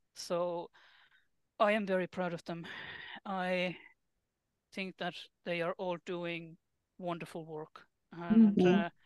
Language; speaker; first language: English; non-native, fluent; Finnish